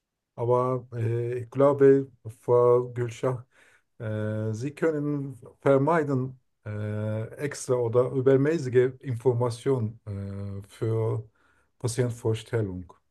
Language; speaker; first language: German; non-native, learner; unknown